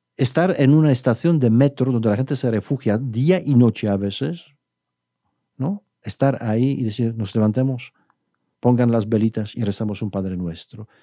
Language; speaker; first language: Spanish; non-native, fluent; Polish